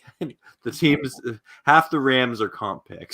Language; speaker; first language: English; native; English